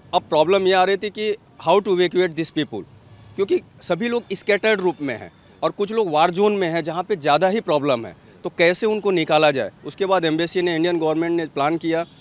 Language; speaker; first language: Hindi; native; Hindi